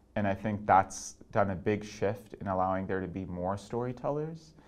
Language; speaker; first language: English; non-native, local second language; Urdu